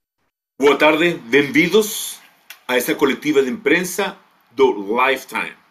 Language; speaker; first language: Portuguese; non-native, fluent; Spanish